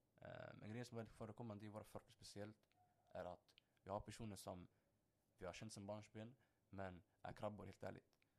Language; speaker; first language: Swedish; early bilingual, other home language; Somali